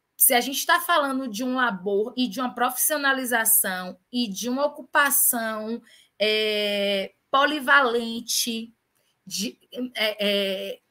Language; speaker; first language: Portuguese; native; Portuguese